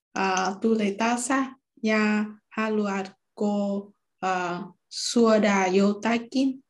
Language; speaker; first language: Finnish; non-native, learner; Vietnamese